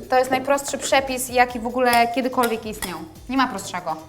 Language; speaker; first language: Polish; native; Polish